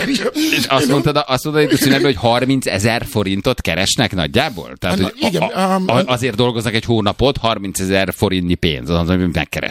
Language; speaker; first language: Hungarian; native; Hungarian